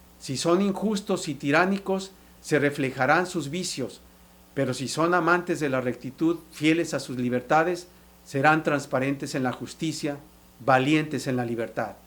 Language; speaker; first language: Spanish; native; Spanish